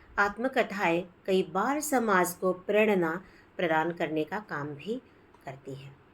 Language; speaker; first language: Hindi; non-native, local second language; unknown